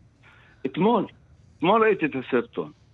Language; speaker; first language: Hebrew; non-native, local second language; Arabic